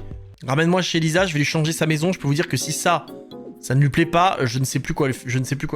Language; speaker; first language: French; native; French